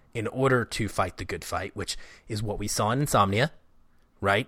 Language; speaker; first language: English; native; English